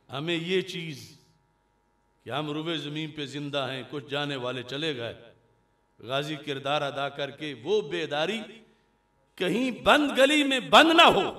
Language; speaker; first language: Urdu; non-native, local second language; Punjabi